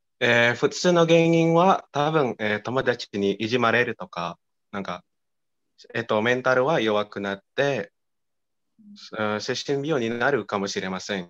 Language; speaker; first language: Japanese; non-native, fluent; Indonesian